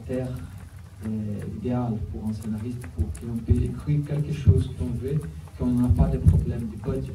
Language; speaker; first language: French; non-native, learner; Portuguese